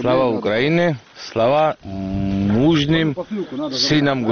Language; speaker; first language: Ukrainian; non-native, learner; Georgian